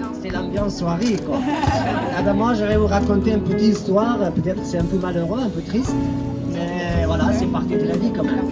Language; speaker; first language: French; non-native, fluent; Persian